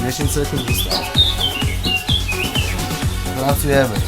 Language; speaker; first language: Polish; native; Polish